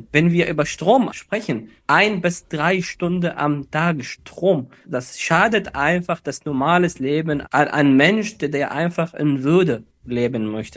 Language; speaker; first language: German; non-native, fluent; Arabic